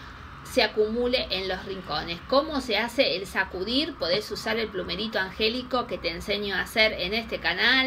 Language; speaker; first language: Spanish; native; Spanish